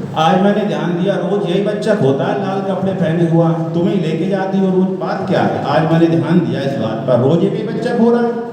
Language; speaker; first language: Hindi; native; Hindi